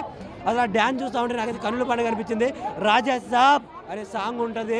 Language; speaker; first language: Telugu; native; Telugu